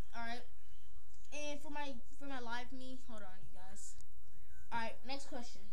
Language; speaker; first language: English; native; English